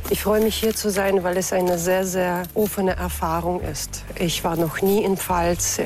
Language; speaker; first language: German; non-native, fluent; Russian